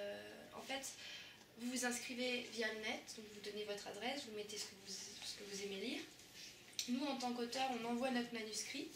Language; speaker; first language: French; native; French